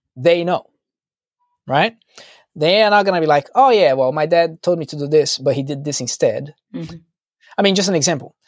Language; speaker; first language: English; non-native, fluent; Portuguese